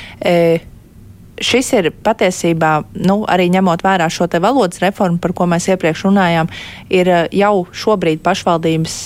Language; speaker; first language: Latvian; native; Latvian